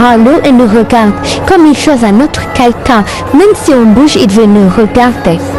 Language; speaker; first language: French; non-native, learner; Arabic